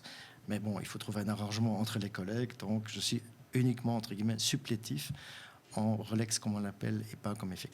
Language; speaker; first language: French; non-native, local second language; German